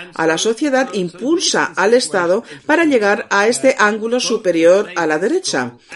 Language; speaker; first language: Spanish; non-native, fluent; English